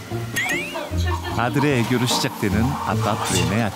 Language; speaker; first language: Korean; native; Korean